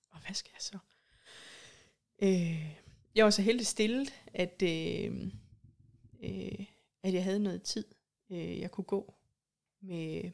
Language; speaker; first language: Danish; native; Danish